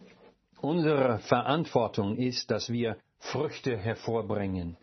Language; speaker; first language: German; non-native, fluent; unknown